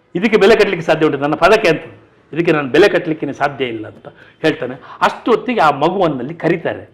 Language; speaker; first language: Kannada; non-native, local second language; Tulu